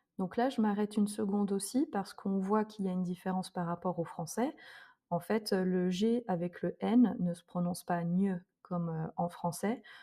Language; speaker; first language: French; native; French